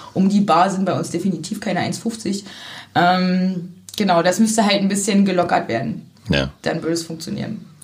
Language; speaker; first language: German; native; German